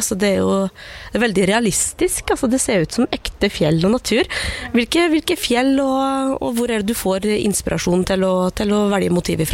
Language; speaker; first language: Norwegian; native; Norwegian